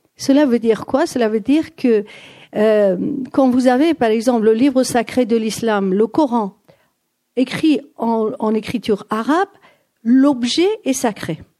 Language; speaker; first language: French; non-native, fluent; Persian